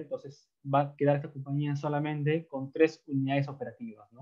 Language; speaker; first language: Spanish; native; Spanish